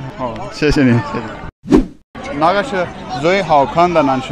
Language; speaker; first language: Chinese; non-native, learner; Urdu